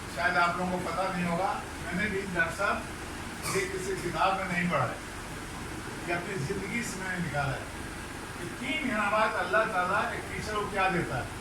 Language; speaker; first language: Urdu; native; Urdu